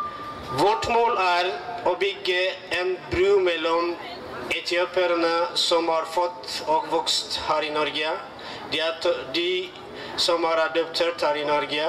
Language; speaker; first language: Norwegian; non-native, learner; Amharic